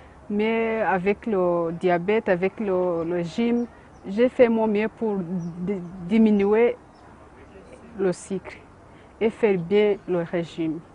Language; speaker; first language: French; non-native, local second language; Kinyarwanda